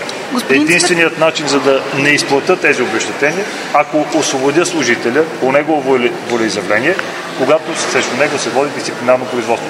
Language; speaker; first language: Bulgarian; native; Bulgarian